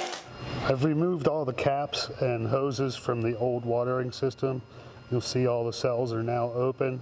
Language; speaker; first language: English; native; English